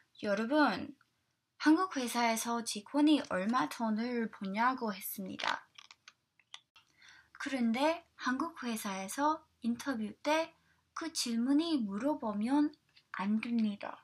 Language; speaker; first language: Korean; non-native, learner; English